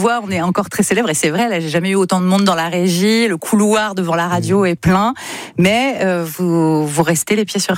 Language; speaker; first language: French; native; French